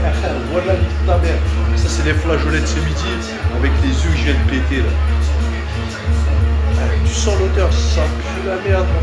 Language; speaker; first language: French; native; French